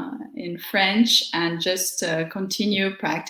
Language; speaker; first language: English; non-native, fluent; Portuguese